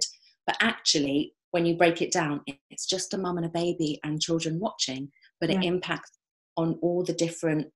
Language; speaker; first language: English; native; English